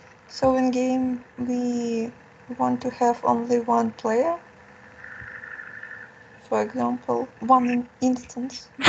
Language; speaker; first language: English; non-native, fluent; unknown